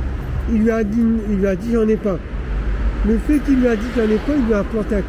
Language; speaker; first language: French; native; French